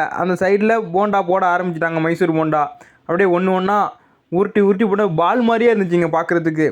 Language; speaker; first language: Tamil; native; Tamil